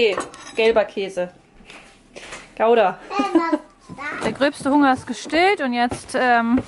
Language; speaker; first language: German; native; German